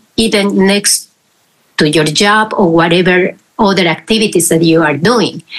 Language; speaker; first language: English; non-native, fluent; Spanish